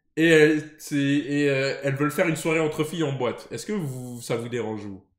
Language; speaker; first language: French; native; French